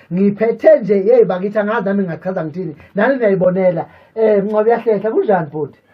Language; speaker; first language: Zulu; native; Zulu